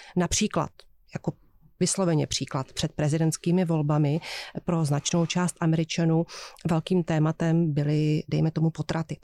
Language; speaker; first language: Czech; native; Czech